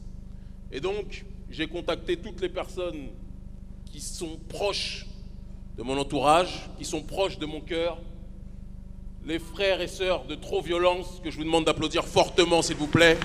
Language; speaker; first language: French; native; French